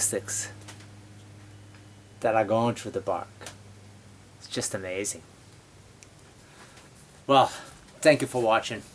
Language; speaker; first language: English; native; English